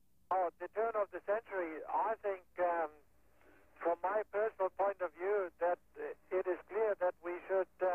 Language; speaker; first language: English; non-native, fluent; German